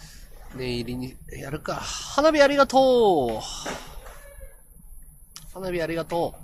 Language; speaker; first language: Japanese; native; Japanese